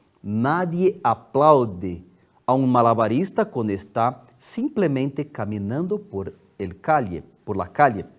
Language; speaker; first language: Spanish; non-native, fluent; Portuguese